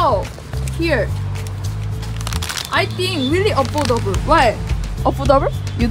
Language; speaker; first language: English; non-native, learner; Korean